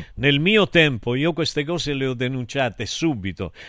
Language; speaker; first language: Italian; native; Italian